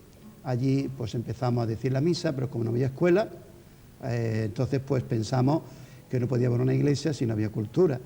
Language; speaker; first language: Spanish; native; Spanish